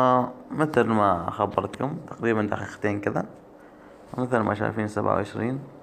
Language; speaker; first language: Arabic; native; Arabic